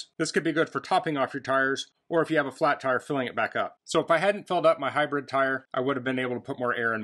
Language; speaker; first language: English; native; English